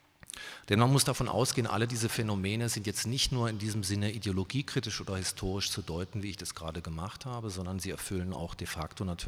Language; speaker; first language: German; native; German